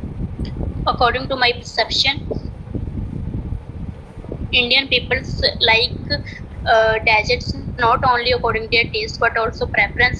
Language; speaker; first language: English; non-native, fluent; Punjabi